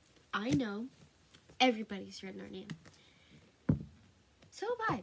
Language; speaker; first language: English; native; English